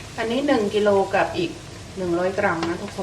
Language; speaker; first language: Thai; native; Thai